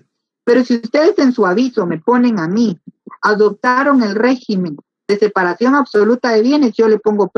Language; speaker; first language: Spanish; native; Spanish